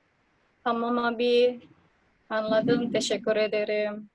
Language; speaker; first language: Turkish; non-native, learner; Indonesian